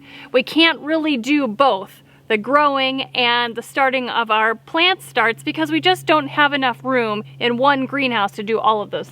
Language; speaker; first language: English; native; English